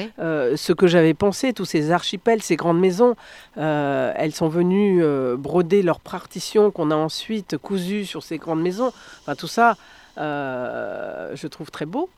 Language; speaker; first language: French; native; French